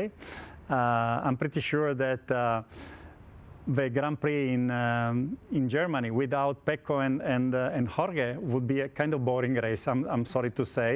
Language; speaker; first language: English; non-native, fluent; Italian